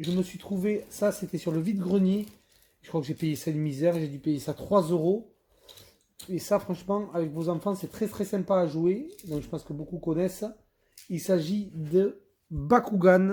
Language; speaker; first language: French; native; French